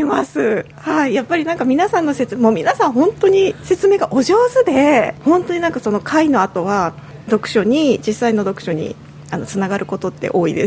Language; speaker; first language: Japanese; native; Japanese